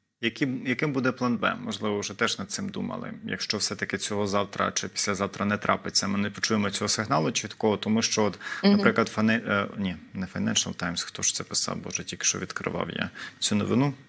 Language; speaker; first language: Ukrainian; native; Ukrainian